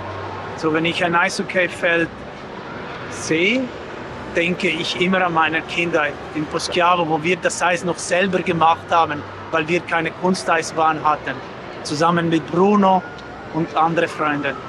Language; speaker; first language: German; non-native, local second language; Italian